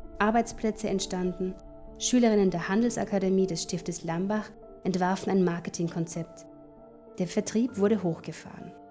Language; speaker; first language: German; native; German